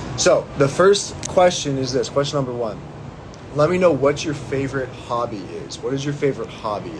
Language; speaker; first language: English; native; English